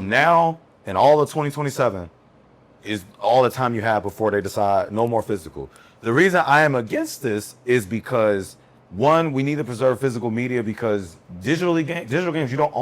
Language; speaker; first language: English; native; English